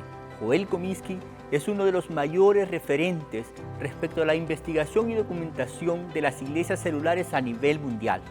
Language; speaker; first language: Spanish; native; Spanish